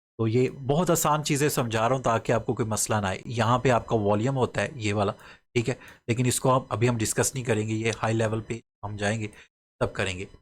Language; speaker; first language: Urdu; non-native, local second language; Punjabi